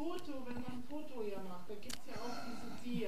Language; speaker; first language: German; native; German